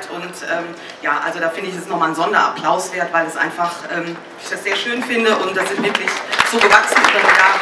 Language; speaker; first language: German; native; German